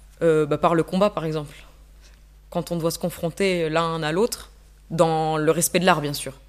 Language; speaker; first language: French; native; French